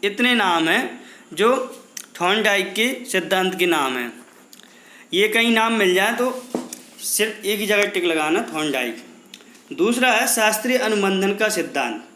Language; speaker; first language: Hindi; native; Hindi